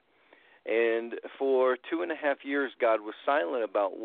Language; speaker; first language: English; native; English